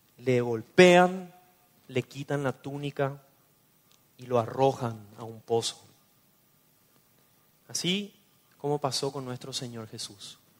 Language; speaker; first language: Spanish; native; Spanish